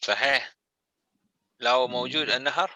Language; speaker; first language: Arabic; non-native, fluent; Malay